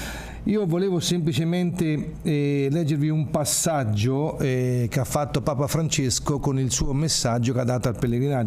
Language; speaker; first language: Italian; native; Italian